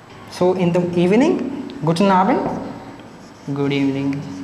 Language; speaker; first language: English; non-native, local second language; Marathi